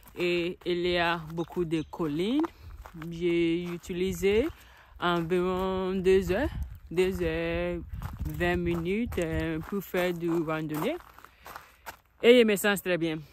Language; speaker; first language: French; non-native, learner; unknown